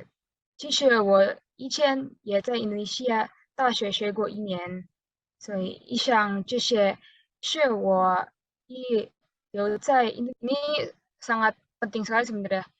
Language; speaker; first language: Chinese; non-native, learner; Indonesian